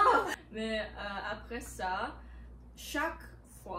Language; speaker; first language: French; non-native, learner; English